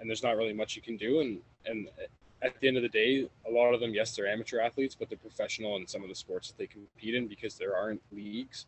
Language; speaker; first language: English; native; English